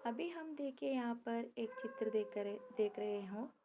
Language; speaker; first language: Hindi; non-native, local second language; Kannada